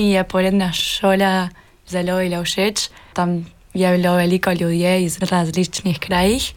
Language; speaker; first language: Slovenian; early bilingual, heritage; Spanish